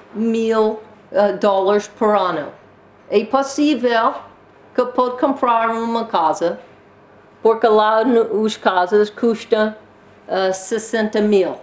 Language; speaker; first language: Portuguese; non-native, learner; English